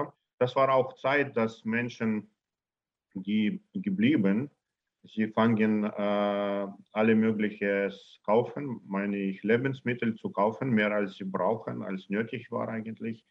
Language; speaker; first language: German; non-native, learner; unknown